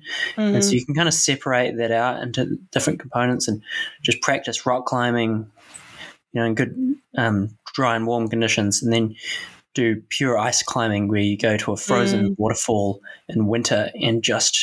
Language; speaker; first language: English; native; English